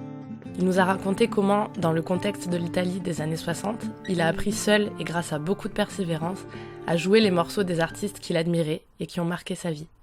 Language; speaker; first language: French; native; French